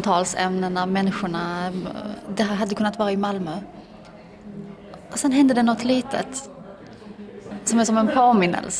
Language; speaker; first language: Swedish; early bilingual, other home language; Persian